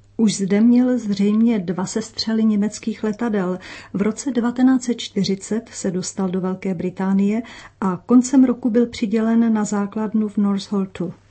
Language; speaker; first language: Czech; native; Czech